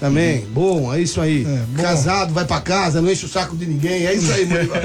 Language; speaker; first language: Portuguese; native; Portuguese